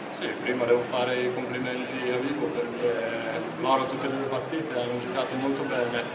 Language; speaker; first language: Italian; non-native, fluent; Czech